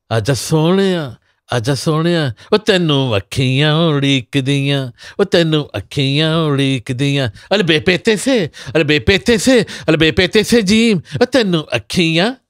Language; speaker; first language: Urdu; non-native, local second language; Punjabi